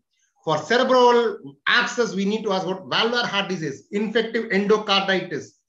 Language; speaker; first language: English; non-native, local second language; Telugu